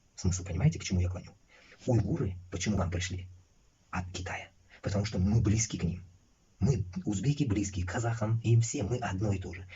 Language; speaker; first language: Russian; non-native, local second language; Uzbek